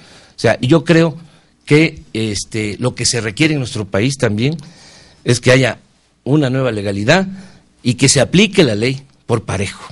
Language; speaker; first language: Spanish; native; Spanish